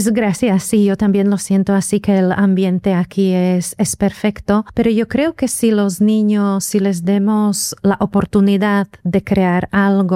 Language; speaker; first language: Spanish; non-native, fluent; Slovak